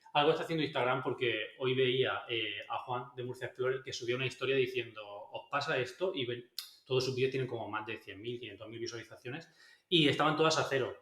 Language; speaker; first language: Spanish; native; Spanish